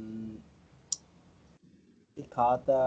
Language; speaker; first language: English; non-native, learner; Vietnamese